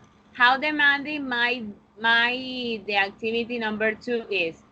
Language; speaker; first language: English; non-native, fluent; Spanish